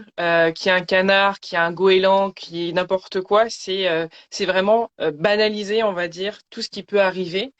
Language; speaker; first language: French; native; French